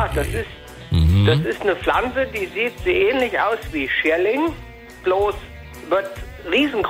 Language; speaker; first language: German; native; German